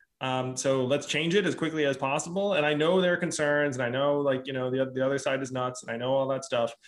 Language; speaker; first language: English; native; English